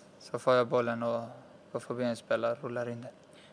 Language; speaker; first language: Swedish; early bilingual, other home language; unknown